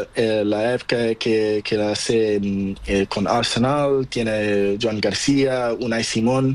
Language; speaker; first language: Spanish; non-native, learner; Portuguese